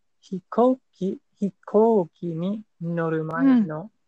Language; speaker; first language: Japanese; non-native, learner; English